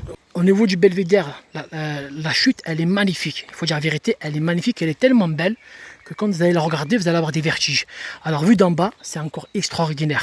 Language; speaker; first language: French; native; French